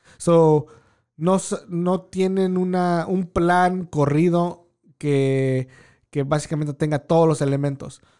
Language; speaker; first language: Spanish; early bilingual, heritage; Spanish